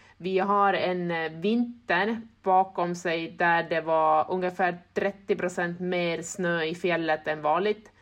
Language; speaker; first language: Swedish; non-native, fluent; Estonian